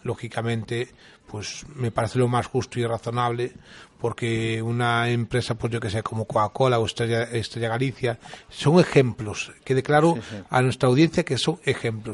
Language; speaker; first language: Spanish; native; Spanish